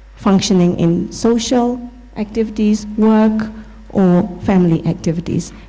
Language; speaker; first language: English; non-native, fluent; Burmese